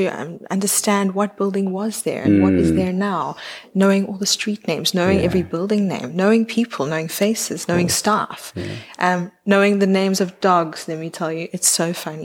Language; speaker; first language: English; native; English